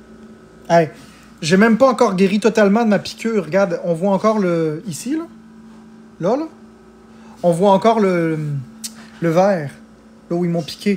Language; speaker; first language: French; native; French